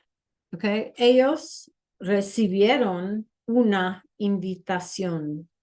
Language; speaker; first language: Spanish; non-native, fluent; English